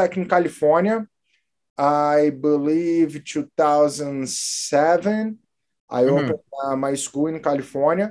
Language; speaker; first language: English; non-native, fluent; Portuguese